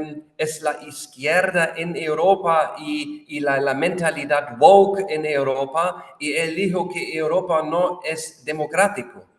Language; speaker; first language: Spanish; non-native, fluent; German